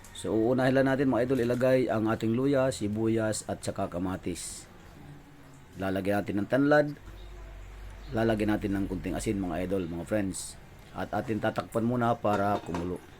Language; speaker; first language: Filipino; non-native, local second language; Waray